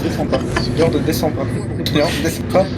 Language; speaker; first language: French; native; French